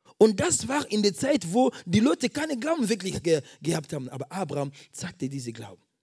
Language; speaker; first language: German; non-native, fluent; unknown